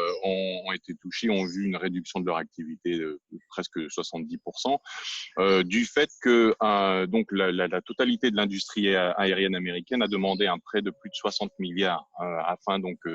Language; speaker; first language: French; native; French